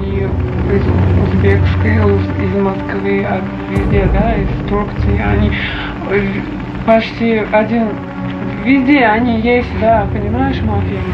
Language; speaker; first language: Russian; non-native, fluent; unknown